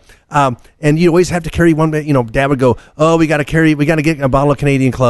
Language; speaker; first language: English; native; English